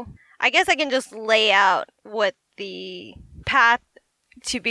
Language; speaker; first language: English; native; English